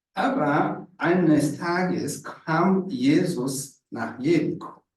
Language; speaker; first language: German; non-native, fluent; Rundi